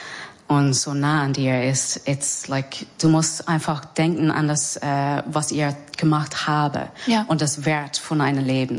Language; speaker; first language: German; non-native, fluent; English